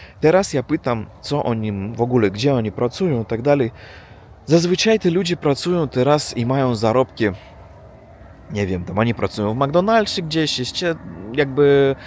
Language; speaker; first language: Polish; non-native, learner; Russian